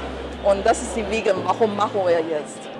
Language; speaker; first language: German; non-native, learner; Chinese